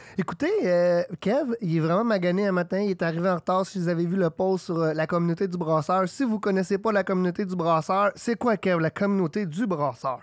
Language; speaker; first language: French; native; French